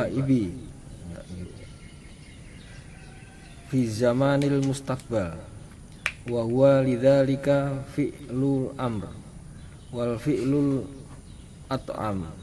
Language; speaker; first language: Arabic; non-native, learner; Indonesian